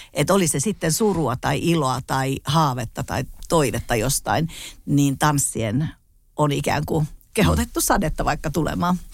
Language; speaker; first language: Finnish; native; Finnish